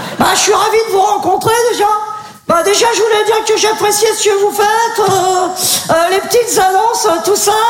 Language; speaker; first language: French; native; French